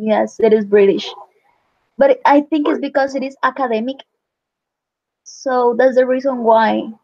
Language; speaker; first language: English; non-native, fluent; Spanish